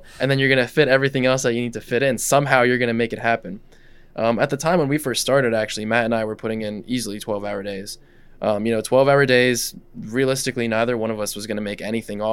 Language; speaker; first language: English; non-native, fluent; Russian